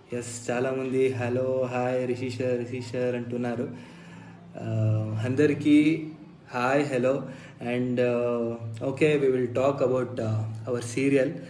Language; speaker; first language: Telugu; non-native, fluent; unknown